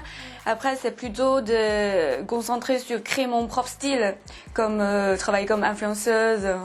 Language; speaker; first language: French; non-native, fluent; Chinese